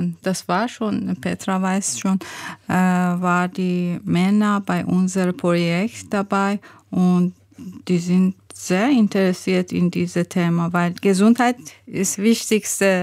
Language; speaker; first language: German; non-native, fluent; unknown